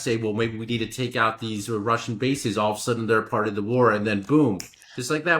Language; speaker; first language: English; native; English